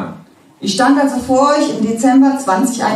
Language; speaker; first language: German; native; German